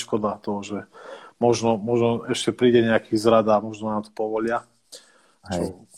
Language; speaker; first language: Slovak; native; Slovak